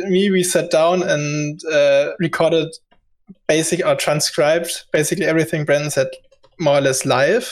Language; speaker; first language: English; non-native, fluent; German